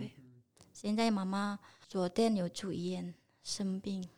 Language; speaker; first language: Chinese; non-native, learner; Indonesian